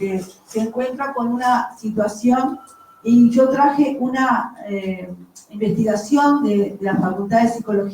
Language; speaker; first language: Spanish; native; Spanish